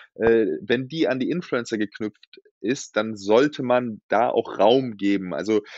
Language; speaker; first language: German; native; German